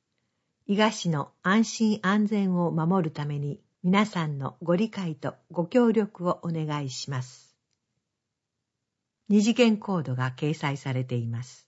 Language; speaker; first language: Japanese; native; Japanese